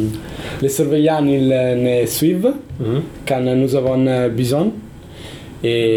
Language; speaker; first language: French; non-native, learner; Italian